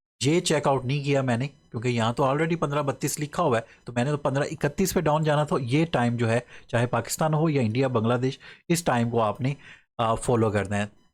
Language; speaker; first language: Urdu; non-native, local second language; Punjabi